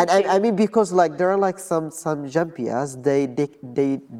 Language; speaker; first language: English; non-native, fluent; Arabic